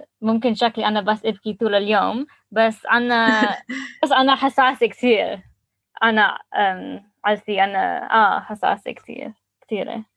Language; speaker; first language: Arabic; non-native, learner; English